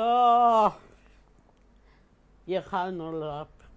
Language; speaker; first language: Hebrew; non-native, fluent; Polish